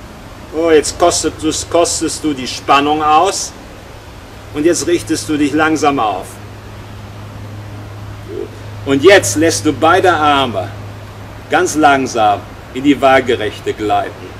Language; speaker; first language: German; native; German